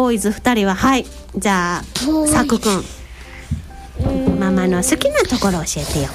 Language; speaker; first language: Japanese; native; Japanese